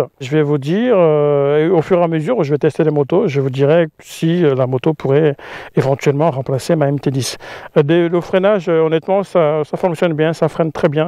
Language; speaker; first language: French; native; French